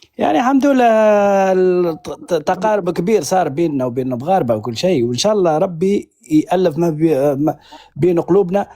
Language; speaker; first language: Arabic; native; Arabic